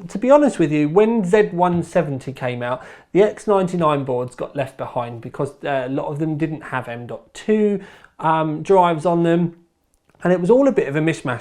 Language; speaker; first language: English; native; English